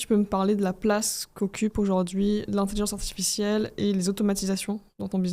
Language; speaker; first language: French; native; French